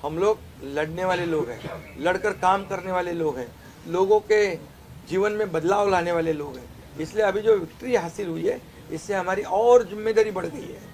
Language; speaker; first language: Hindi; non-native, local second language; Marathi